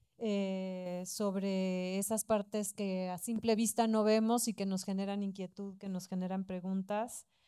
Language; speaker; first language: Spanish; native; Spanish